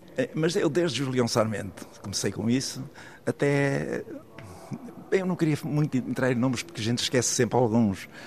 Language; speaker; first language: Portuguese; native; Portuguese